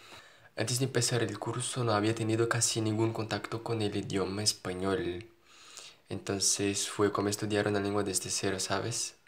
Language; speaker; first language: Spanish; non-native, learner; Portuguese